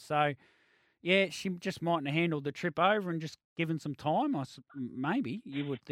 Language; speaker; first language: English; native; English